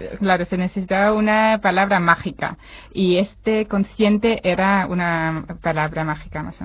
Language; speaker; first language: Spanish; non-native, fluent; German